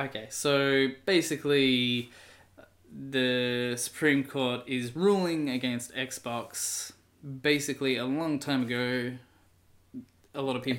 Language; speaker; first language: English; native; English